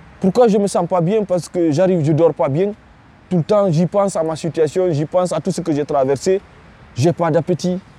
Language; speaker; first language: French; non-native, local second language; Fula